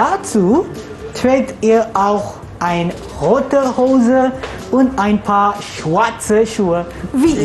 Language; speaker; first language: German; non-native, learner; Malay